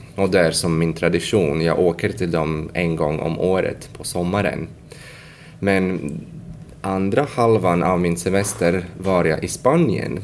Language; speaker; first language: Swedish; non-native, fluent; Latvian